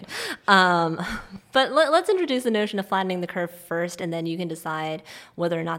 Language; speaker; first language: English; non-native, local second language; Cantonese